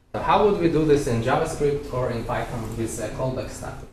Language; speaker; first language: English; non-native, fluent; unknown